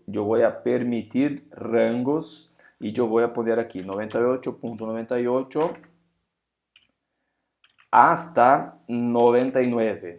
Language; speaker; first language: Spanish; non-native, fluent; Portuguese